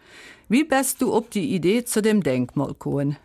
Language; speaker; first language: German; native; German